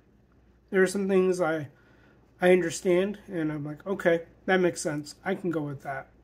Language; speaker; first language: English; native; English